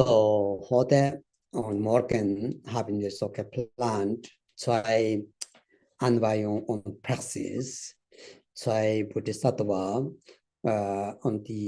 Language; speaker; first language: German; non-native, fluent; Tibetan